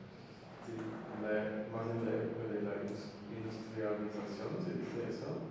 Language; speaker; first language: Spanish; non-native, learner; English